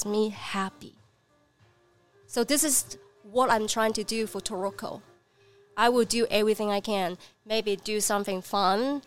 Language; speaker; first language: English; non-native, learner; Chinese